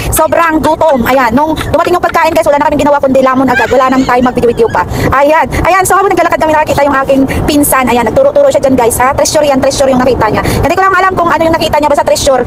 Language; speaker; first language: Filipino; non-native, local second language; Cebuano